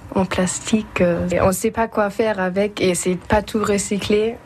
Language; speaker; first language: French; non-native, fluent; German